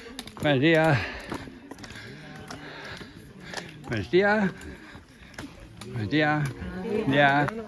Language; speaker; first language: Spanish; non-native, learner; English